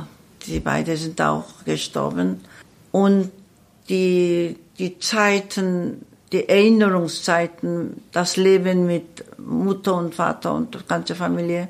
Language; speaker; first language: German; non-native, learner; Korean